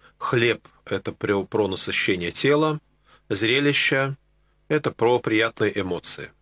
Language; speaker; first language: Russian; native; Russian